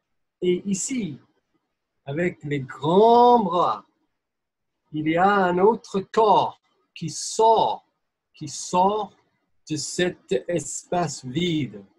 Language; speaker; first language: French; non-native, fluent; English